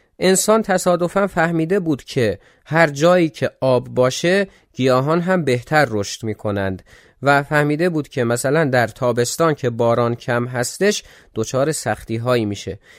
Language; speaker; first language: Persian; non-native, local second language; Azerbaijani